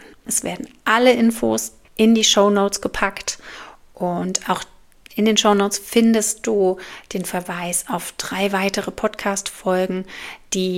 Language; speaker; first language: German; native; German